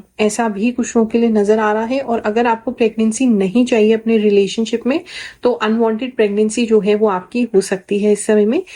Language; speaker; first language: Hindi; native; Hindi